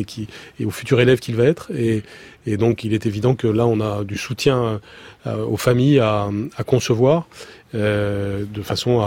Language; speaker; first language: French; native; French